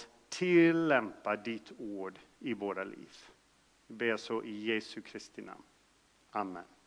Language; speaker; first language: Swedish; non-native, fluent; English